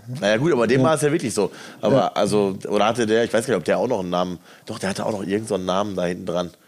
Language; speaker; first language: German; native; German